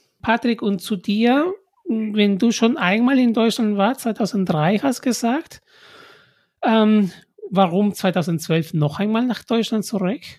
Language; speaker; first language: German; non-native, fluent; Spanish